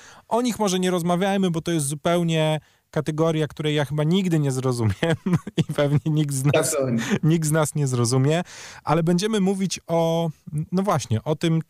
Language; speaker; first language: Polish; native; Polish